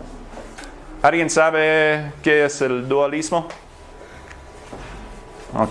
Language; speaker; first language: Spanish; non-native, fluent; English